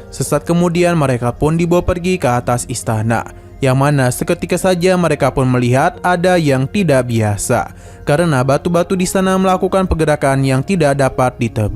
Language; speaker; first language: Indonesian; native; Indonesian